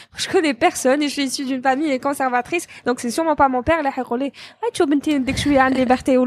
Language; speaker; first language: French; non-native, local second language; Arabic